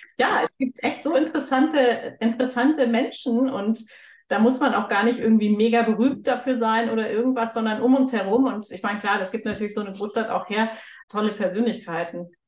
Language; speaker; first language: German; native; German